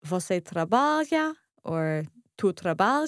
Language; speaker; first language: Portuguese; non-native, learner; English